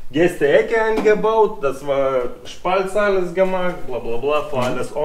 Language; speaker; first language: German; non-native, learner; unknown